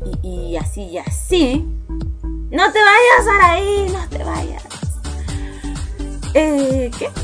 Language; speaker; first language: Spanish; native; Spanish